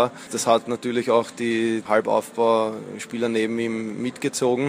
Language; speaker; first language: German; native; German